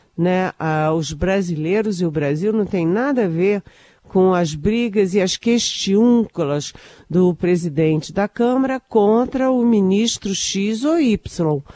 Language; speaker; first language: Portuguese; native; Portuguese